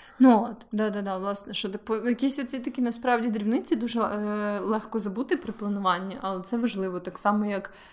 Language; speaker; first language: Ukrainian; native; Ukrainian